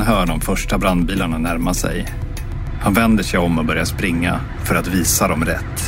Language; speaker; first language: Swedish; native; Swedish